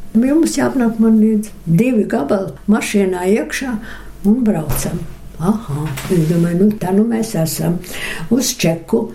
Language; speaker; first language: Latvian; early bilingual, other home language; Russian